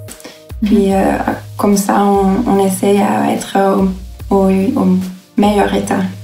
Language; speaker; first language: French; non-native, local second language; Dutch